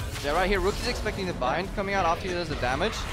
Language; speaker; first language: English; native; English